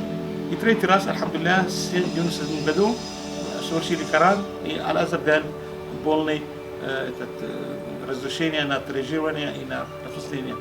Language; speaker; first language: Russian; non-native, fluent; Arabic